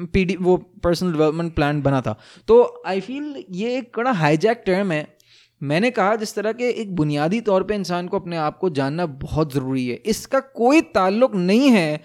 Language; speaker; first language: Urdu; native; Urdu